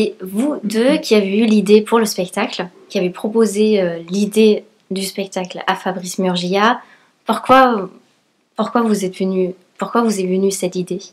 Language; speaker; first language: French; native; French